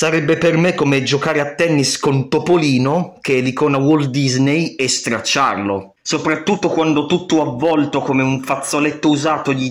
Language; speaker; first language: Italian; native; Italian